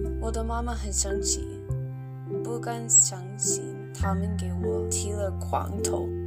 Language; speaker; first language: Chinese; non-native, learner; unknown